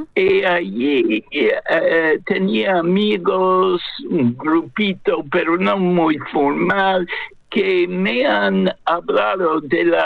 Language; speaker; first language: Spanish; non-native, fluent; English